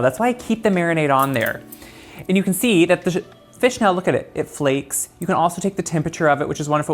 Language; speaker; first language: English; native; English